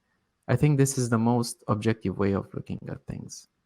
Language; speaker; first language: English; non-native, fluent; Romanian